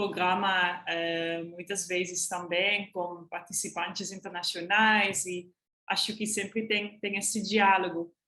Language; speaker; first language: Portuguese; non-native, fluent; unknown